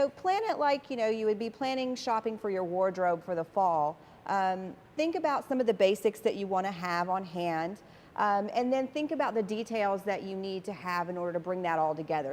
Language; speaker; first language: English; native; English